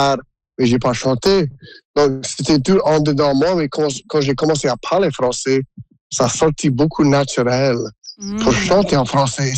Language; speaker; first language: French; non-native, local second language; English